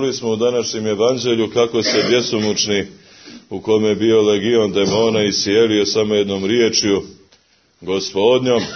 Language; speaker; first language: Croatian; native; Croatian